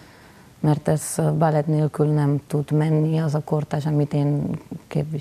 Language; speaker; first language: Hungarian; non-native, learner; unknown